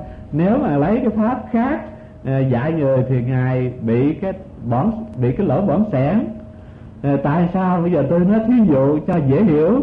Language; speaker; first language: Vietnamese; native; Vietnamese